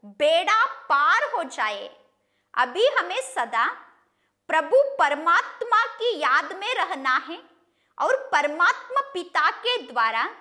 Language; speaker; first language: Hindi; non-native, local second language; Kannada